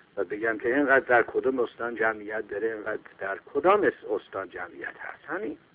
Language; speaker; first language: Persian; non-native, local second language; Azerbaijani